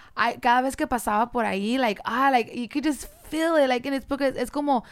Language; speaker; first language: English; native; English